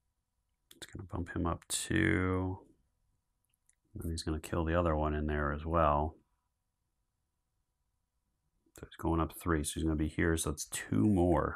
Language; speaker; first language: English; native; English